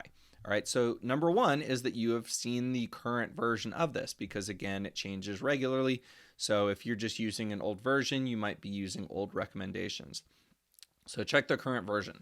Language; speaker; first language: English; native; English